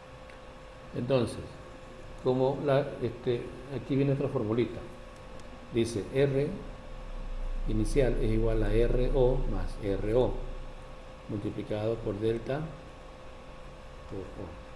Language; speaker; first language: Spanish; native; Spanish